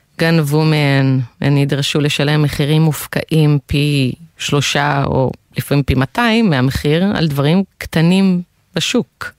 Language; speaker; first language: Hebrew; non-native, fluent; Russian